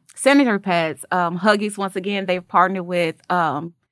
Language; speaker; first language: English; native; English